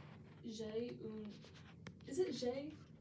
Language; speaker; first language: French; non-native, learner; English